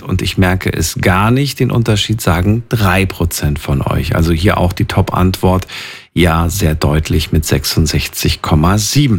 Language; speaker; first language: German; native; German